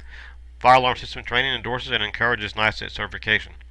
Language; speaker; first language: English; native; English